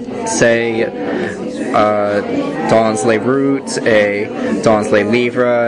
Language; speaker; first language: French; non-native, learner; English